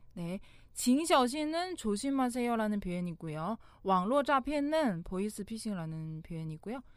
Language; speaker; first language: Korean; non-native, fluent; Chinese